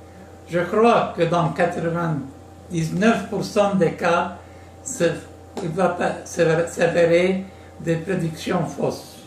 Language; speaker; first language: French; non-native, local second language; Arabic